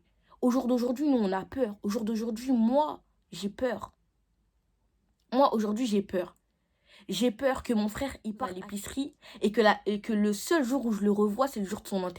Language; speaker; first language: French; native; French